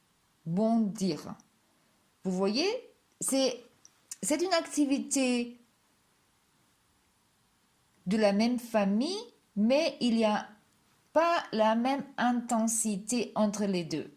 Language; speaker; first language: French; non-native, fluent; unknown